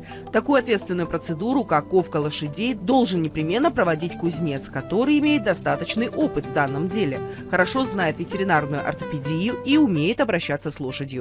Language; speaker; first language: Russian; native; Russian